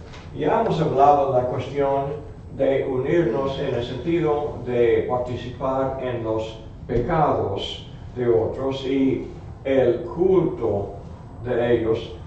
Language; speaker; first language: Spanish; non-native, fluent; English